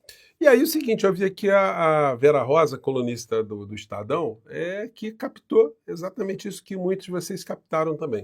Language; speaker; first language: Portuguese; native; Portuguese